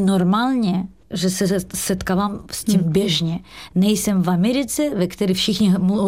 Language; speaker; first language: Czech; non-native, fluent; Russian